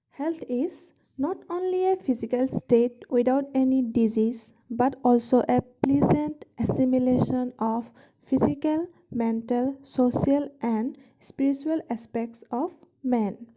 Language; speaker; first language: English; non-native, local second language; Assamese